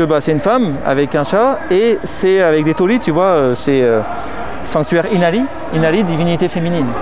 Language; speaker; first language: French; native; French